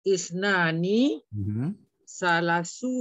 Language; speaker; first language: Arabic; non-native, learner; Malay